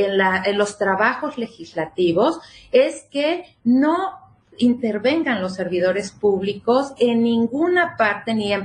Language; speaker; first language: Spanish; native; Spanish